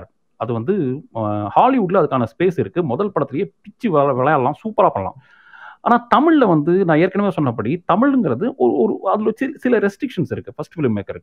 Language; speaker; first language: Tamil; native; Tamil